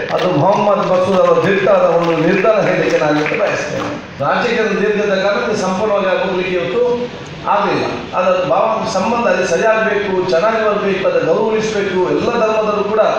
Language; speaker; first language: Kannada; non-native, local second language; Malayalam